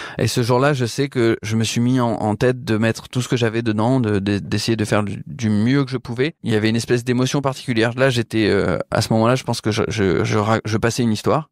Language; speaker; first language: French; native; French